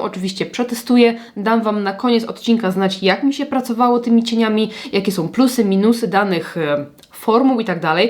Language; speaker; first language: Polish; native; Polish